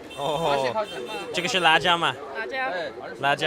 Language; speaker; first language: Chinese; non-native, learner; English